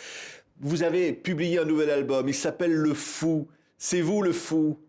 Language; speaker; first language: French; native; French